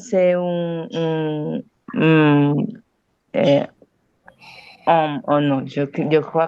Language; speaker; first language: French; non-native, learner; Spanish